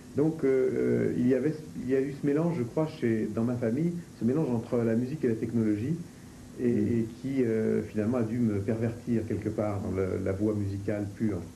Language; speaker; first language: French; native; French